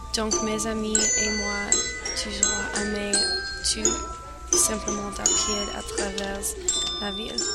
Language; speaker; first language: French; non-native, learner; English